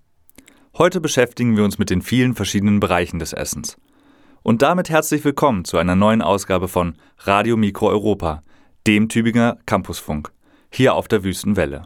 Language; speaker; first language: German; native; German